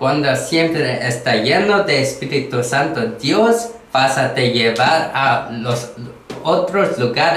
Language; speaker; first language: Spanish; non-native, learner; Korean